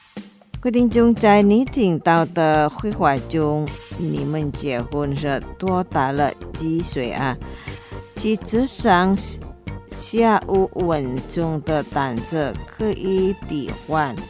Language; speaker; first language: Chinese; non-native, fluent; Indonesian